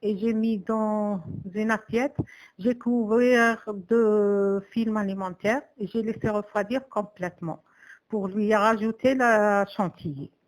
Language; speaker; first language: French; non-native, local second language; Arabic